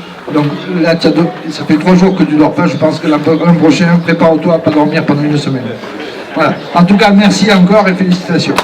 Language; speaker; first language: French; native; French